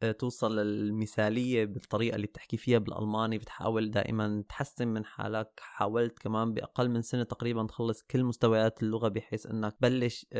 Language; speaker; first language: Arabic; native; Arabic